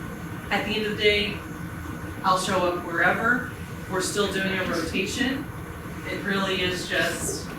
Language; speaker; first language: English; native; English